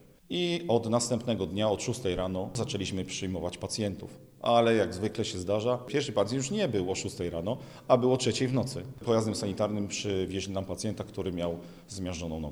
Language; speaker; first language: Polish; native; Polish